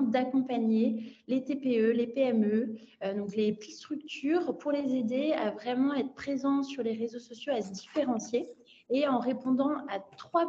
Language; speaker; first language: French; native; French